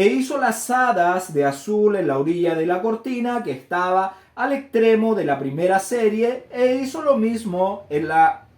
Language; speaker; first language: Spanish; native; Spanish